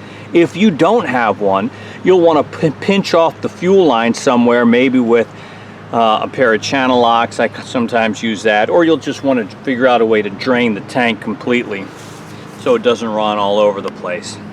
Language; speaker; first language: English; native; English